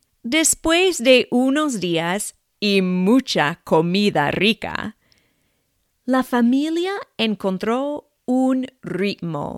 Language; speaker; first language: Spanish; non-native, fluent; English